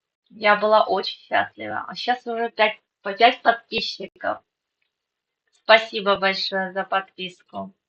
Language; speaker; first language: Russian; non-native, local second language; Armenian